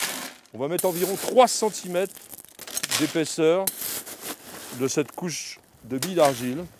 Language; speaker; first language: French; native; French